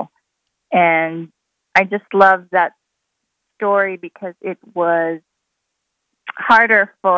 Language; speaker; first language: English; non-native, local second language; Filipino